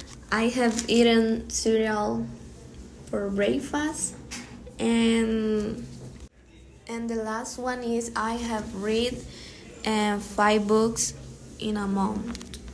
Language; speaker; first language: English; non-native, learner; Spanish